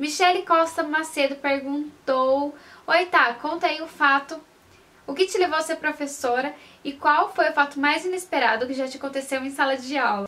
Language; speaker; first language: Portuguese; native; Portuguese